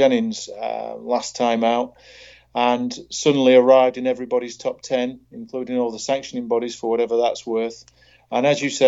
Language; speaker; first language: English; native; English